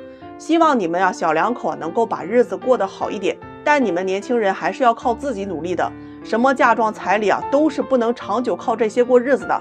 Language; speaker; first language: Chinese; native; Chinese